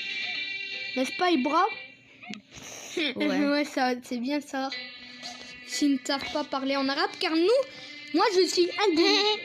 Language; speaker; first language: French; native; French